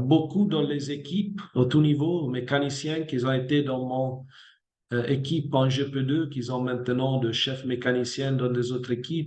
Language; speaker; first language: French; non-native, fluent; Italian